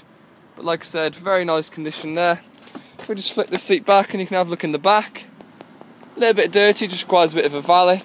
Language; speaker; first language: English; native; English